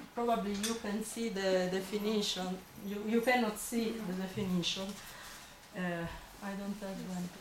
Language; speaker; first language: English; non-native, fluent; Italian